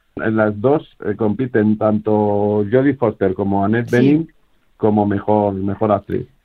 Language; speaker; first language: Spanish; native; Spanish